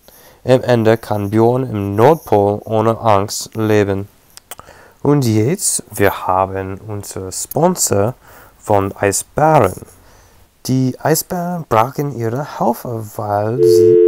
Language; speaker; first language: German; non-native, learner; English